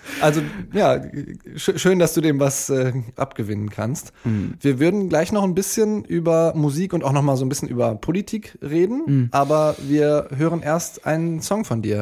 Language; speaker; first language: German; native; German